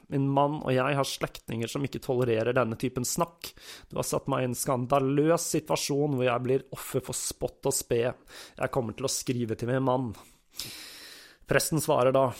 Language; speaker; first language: Norwegian; native; Norwegian